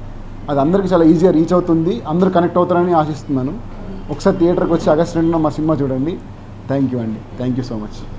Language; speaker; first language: Telugu; native; Telugu